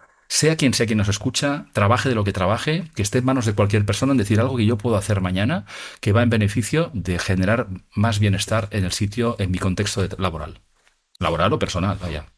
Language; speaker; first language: Spanish; native; Spanish